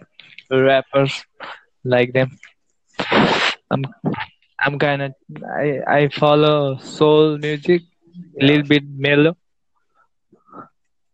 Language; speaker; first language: English; non-native, local second language; Nepali